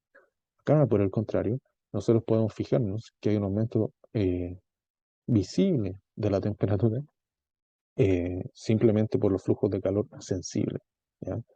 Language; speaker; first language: Spanish; native; Spanish